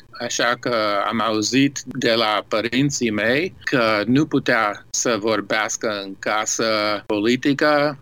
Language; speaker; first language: Romanian; early bilingual, heritage; Romanian